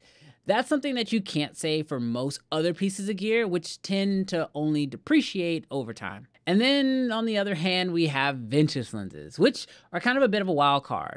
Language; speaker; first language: English; native; English